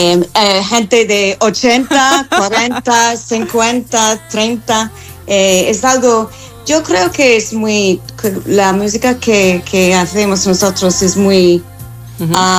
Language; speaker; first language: Spanish; non-native, fluent; English